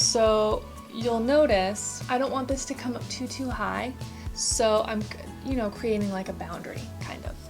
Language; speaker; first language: English; native; English